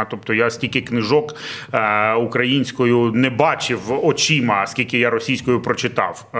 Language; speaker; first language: Ukrainian; non-native, local second language; Russian